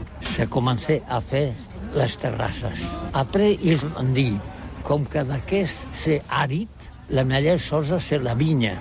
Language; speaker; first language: French; non-native, learner; Catalan